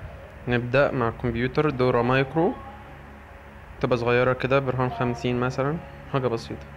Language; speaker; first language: Arabic; native; Arabic